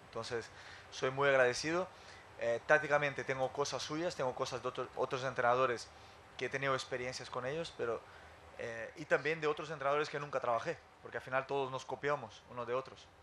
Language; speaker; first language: Spanish; non-native, fluent; Portuguese